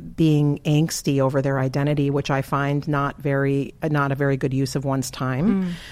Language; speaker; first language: English; native; English